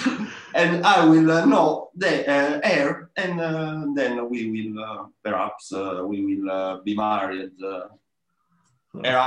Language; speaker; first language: English; non-native, learner; Italian